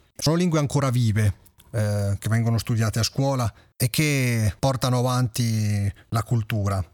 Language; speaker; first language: Italian; native; Italian